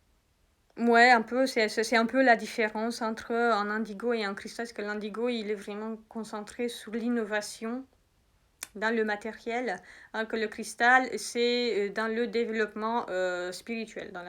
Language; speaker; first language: French; native; French